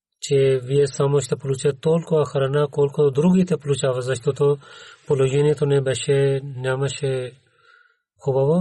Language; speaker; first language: Bulgarian; non-native, learner; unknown